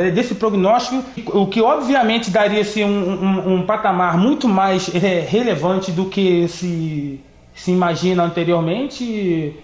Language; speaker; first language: Portuguese; native; Portuguese